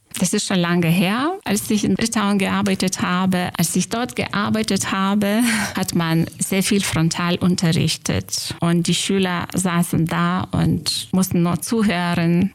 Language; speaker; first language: German; non-native, fluent; Lithuanian